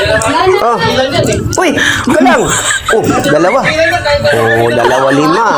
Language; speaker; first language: Filipino; non-native, local second language; Cebuano